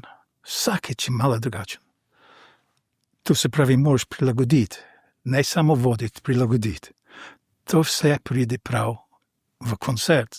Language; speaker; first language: Slovenian; non-native, fluent; English